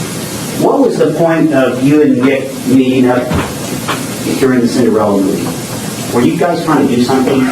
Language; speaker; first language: English; native; English